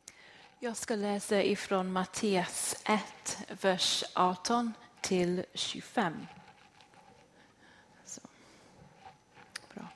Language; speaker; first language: Swedish; non-native, fluent; English